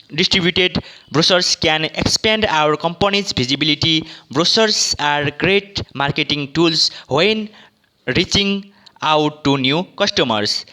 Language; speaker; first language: English; non-native, local second language; Nepali